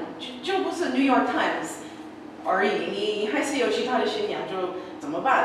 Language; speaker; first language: Chinese; non-native, learner; English